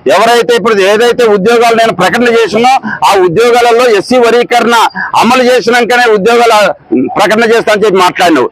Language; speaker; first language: Telugu; native; Telugu